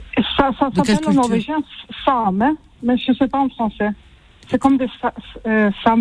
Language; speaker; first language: French; early bilingual, heritage; French